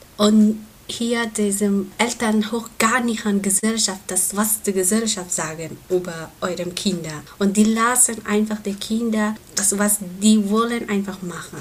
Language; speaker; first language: German; non-native, learner; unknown